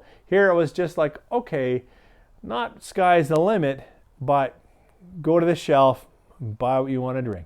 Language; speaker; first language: English; native; English